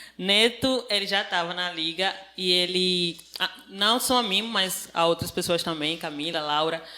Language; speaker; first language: Portuguese; non-native, fluent; Spanish